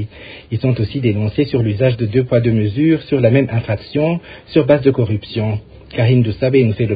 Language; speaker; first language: French; non-native, local second language; Rundi